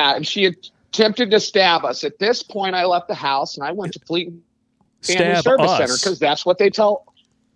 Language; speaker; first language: English; native; English